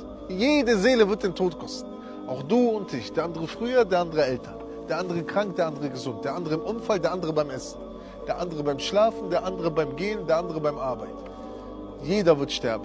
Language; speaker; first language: German; early bilingual, other home language; Romany